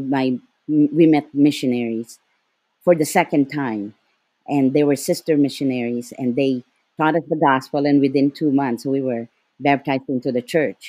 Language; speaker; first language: English; non-native, local second language; Filipino